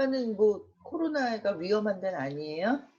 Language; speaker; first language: Korean; native; Korean